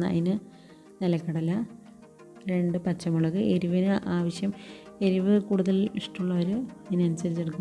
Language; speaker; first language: Malayalam; native; Malayalam